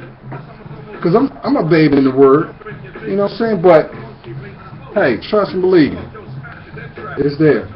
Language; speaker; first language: English; native; English